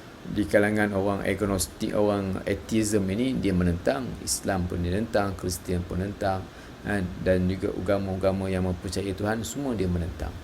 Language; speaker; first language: Malay; native; Malay